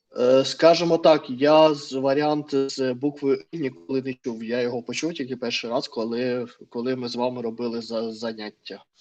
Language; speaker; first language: Ukrainian; non-native, fluent; Russian